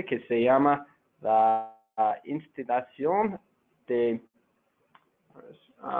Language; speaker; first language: Spanish; non-native, fluent; English